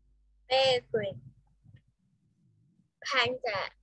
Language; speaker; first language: English; non-native, learner; Vietnamese